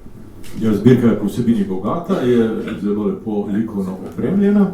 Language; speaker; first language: Slovenian; native; Slovenian